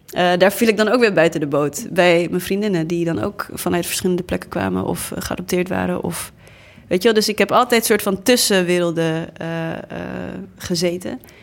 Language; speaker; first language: Dutch; early bilingual, other home language; English